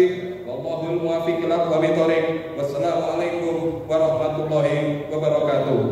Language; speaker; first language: Indonesian; native; Indonesian